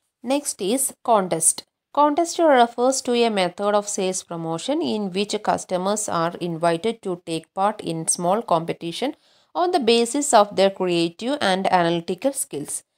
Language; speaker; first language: English; non-native, local second language; Malayalam